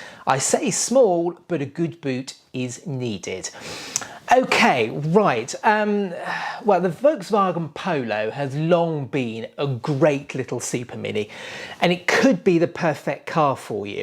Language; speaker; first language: English; native; English